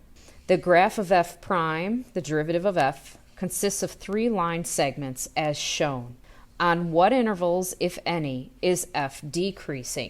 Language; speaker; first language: English; native; English